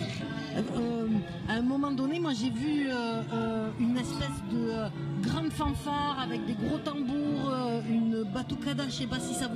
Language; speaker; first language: French; native; French